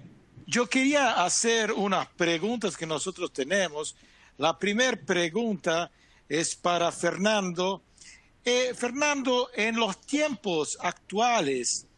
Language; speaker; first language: Spanish; non-native, fluent; Portuguese